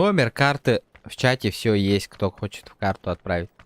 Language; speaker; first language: Russian; non-native, local second language; Yakut